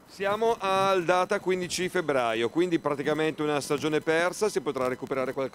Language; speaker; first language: Italian; native; Italian